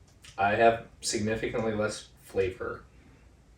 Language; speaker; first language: English; native; English